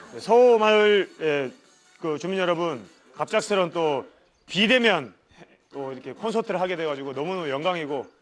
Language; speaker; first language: Korean; native; Korean